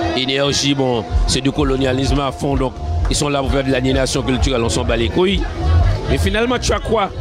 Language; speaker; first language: French; native; French